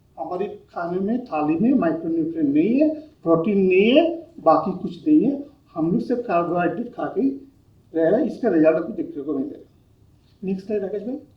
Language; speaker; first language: Hindi; non-native, local second language; Bangla